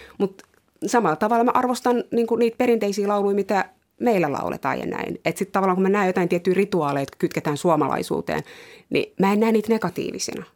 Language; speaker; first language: Finnish; early bilingual, other home language; Somali